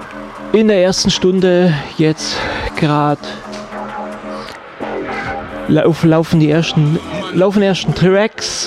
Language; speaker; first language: German; native; German